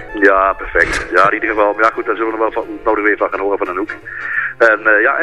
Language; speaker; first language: Dutch; native; Dutch